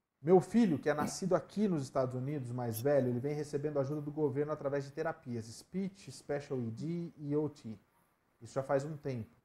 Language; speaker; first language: Portuguese; native; Portuguese